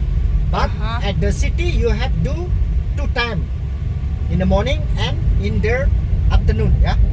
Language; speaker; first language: English; non-native, learner; Indonesian